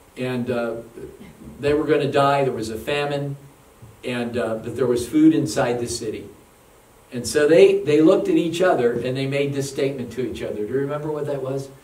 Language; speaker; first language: English; native; English